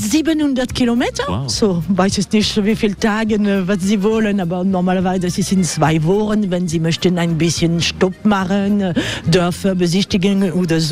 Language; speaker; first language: German; non-native, fluent; French